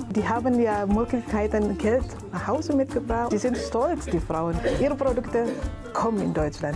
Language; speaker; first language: German; non-native, learner; Indonesian